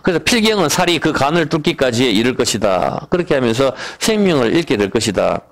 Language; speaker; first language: Korean; native; Korean